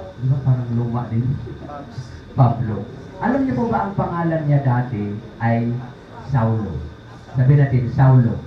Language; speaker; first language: Filipino; non-native, local second language; Cebuano